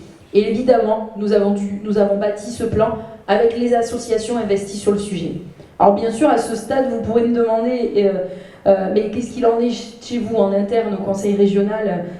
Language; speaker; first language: French; native; French